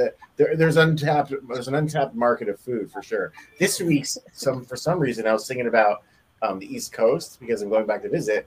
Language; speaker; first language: English; native; English